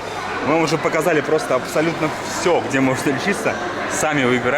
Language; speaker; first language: Russian; native; Russian